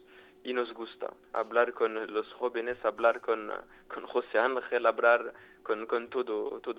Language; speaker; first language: Spanish; non-native, fluent; French